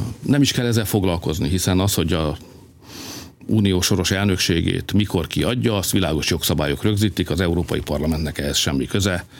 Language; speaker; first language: Hungarian; native; Hungarian